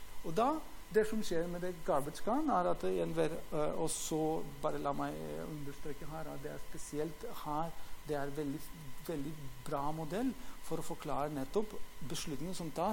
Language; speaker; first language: Norwegian; non-native, fluent; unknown